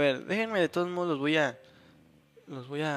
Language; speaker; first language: Spanish; native; Spanish